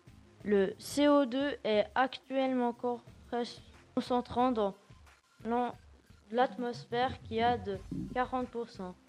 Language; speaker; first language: French; native; French